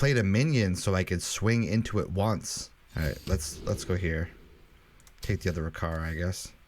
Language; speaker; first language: English; native; English